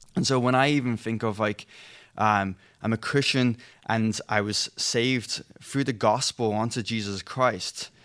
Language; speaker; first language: English; native; English